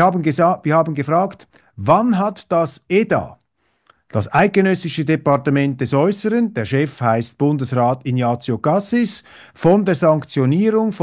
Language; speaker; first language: German; native; German